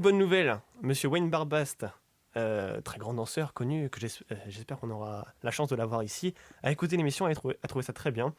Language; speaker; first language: French; native; French